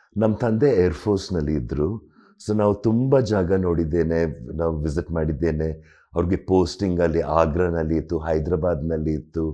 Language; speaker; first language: Kannada; non-native, local second language; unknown